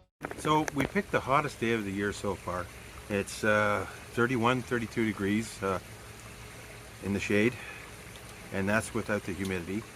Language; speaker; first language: English; native; English